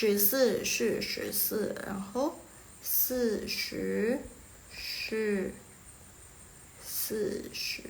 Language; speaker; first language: Chinese; non-native, fluent; Indonesian